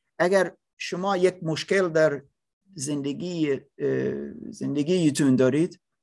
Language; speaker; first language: Persian; non-native, learner; English